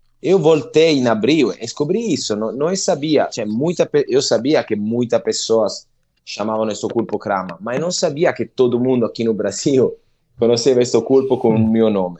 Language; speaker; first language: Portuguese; non-native, learner; Italian